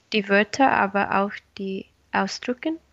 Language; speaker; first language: German; non-native, learner; Spanish